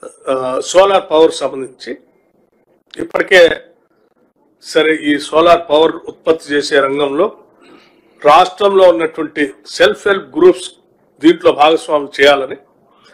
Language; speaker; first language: Telugu; native; Telugu